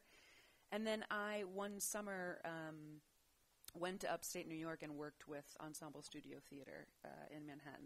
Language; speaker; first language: English; native; English